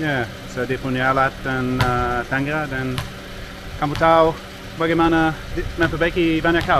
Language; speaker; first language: Indonesian; non-native, learner; English